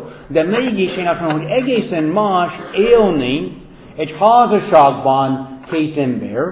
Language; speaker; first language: Hungarian; non-native, fluent; English